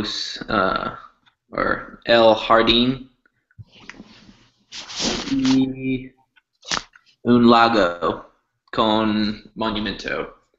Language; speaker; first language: Spanish; non-native, learner; English